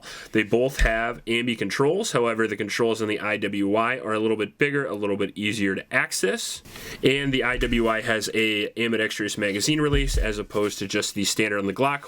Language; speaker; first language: English; native; English